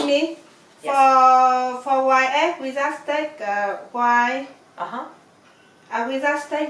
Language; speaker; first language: English; non-native, learner; Vietnamese